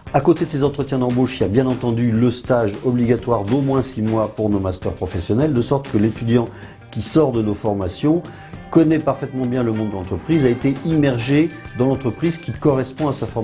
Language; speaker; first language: French; native; French